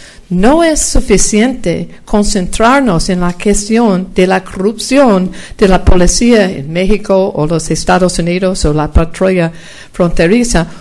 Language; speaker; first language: Spanish; non-native, fluent; English